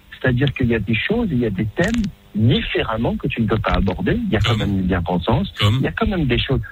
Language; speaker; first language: French; non-native, local second language; Arabic